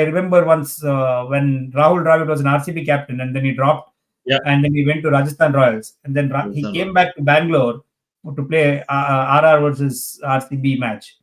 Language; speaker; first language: English; non-native, local second language; Hindi